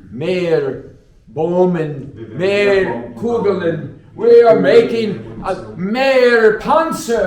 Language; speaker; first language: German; non-native, learner; English